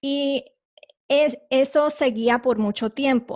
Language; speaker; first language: Spanish; early bilingual, heritage; Spanish